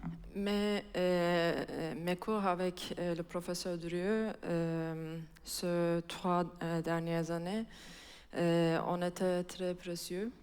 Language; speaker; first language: French; non-native, fluent; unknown